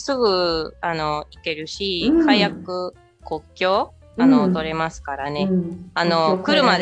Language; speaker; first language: Japanese; non-native, fluent; Spanish